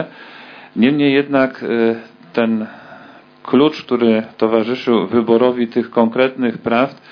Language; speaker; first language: Polish; native; Polish